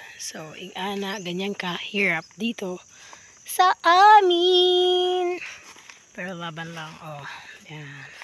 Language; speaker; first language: Filipino; non-native, local second language; Cebuano